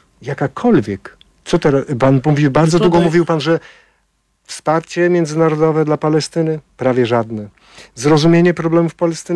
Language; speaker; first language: Polish; native; Polish